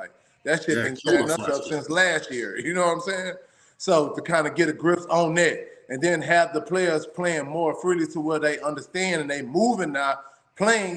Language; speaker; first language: English; native; English